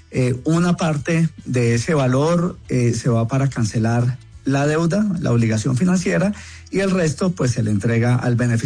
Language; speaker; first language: Spanish; native; Spanish